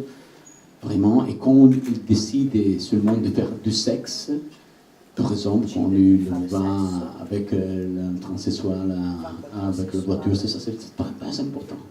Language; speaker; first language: French; non-native, learner; Italian